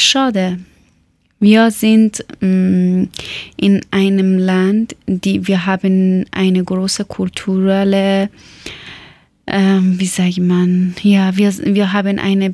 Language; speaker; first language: German; non-native, learner; Persian